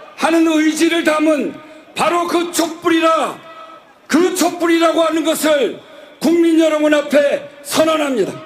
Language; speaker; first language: Korean; native; Korean